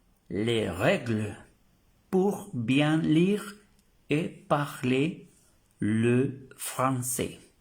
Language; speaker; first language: French; non-native, fluent; Spanish